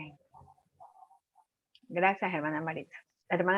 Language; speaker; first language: Spanish; native; Spanish